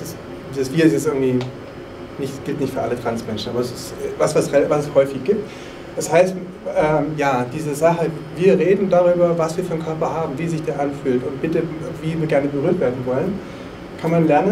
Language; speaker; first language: German; native; German